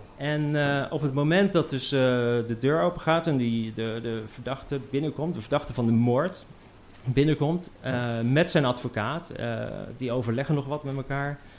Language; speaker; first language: Dutch; native; Dutch